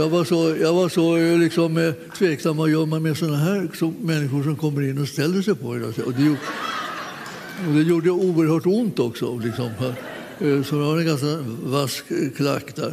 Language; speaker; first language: Swedish; native; Swedish